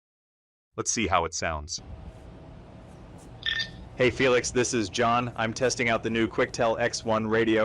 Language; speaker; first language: English; native; English